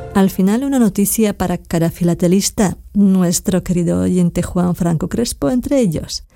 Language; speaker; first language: Spanish; non-native, fluent; Slovak